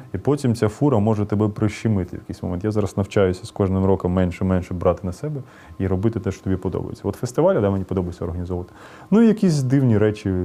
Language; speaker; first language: Ukrainian; non-native, local second language; Russian